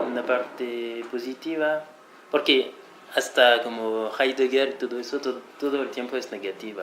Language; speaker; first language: Spanish; non-native, fluent; French